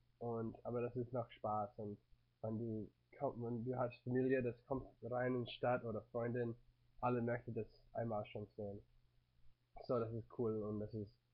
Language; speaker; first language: German; non-native, learner; English